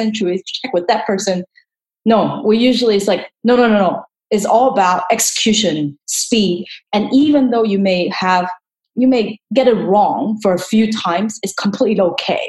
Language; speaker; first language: English; non-native, local second language; Cantonese